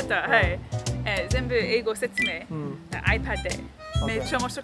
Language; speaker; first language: Japanese; non-native, learner; English